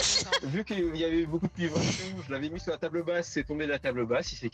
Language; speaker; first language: French; native; French